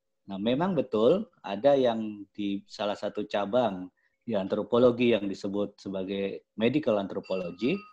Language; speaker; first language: Indonesian; native; Indonesian